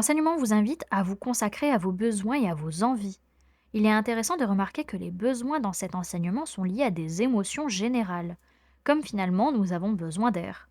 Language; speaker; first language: French; native; French